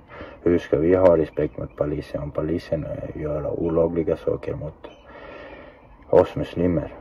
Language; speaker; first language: Swedish; non-native, fluent; Chechen